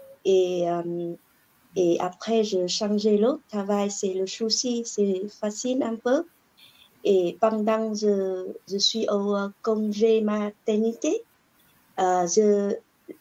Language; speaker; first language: French; non-native, learner; Vietnamese